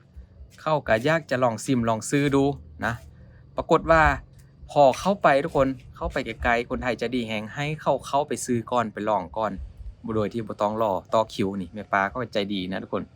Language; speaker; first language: Thai; non-native, local second language; Northeastern Thai